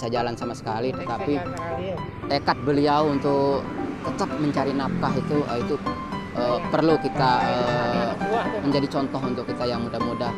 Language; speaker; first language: Indonesian; non-native, local second language; Sasak